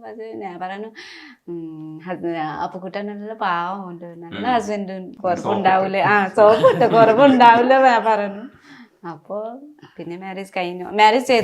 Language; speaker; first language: Malayalam; non-native, learner; Nepali